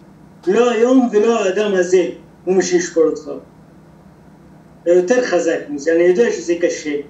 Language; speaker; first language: Hebrew; non-native, local second language; Arabic